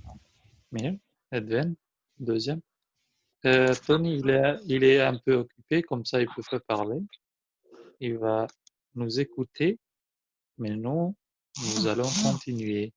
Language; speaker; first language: French; non-native, fluent; Albanian